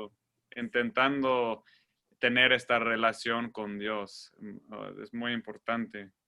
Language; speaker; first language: Spanish; non-native, fluent; English